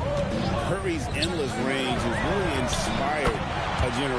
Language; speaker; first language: English; native; English